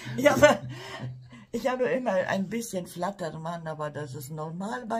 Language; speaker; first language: German; non-native, fluent; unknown